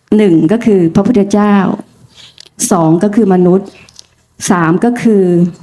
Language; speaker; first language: Thai; native; Thai